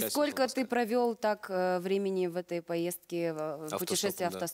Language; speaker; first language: Russian; native; Russian